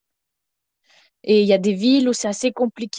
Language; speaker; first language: French; non-native, fluent; Ukrainian